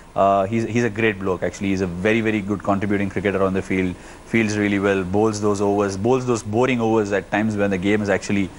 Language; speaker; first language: English; non-native, local second language; Tamil